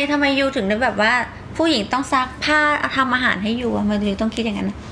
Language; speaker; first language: Thai; native; Thai